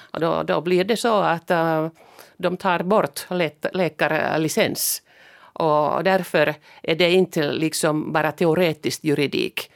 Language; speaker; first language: Swedish; non-native, local second language; Finnish